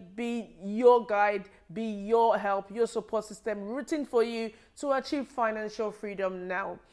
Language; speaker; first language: English; non-native, local second language; Yoruba